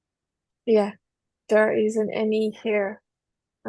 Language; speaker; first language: English; non-native, fluent; Indonesian